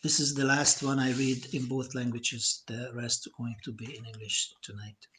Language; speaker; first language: English; non-native, fluent; Hungarian